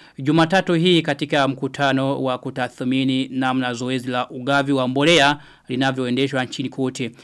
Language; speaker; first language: Swahili; non-native, local second language; Rundi